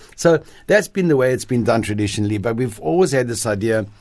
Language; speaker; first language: English; native; English